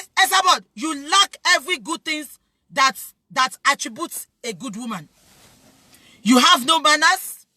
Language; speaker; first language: English; non-native, local second language; Yoruba